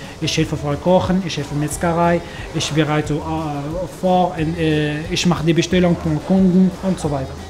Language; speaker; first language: German; non-native, learner; Arabic